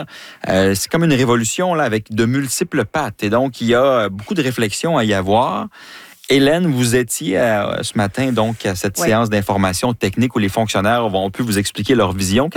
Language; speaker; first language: French; native; French